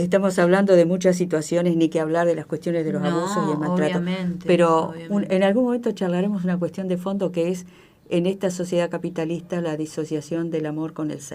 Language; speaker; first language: Spanish; native; Spanish